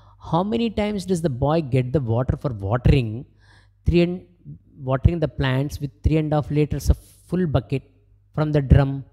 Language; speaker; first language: English; non-native, local second language; Telugu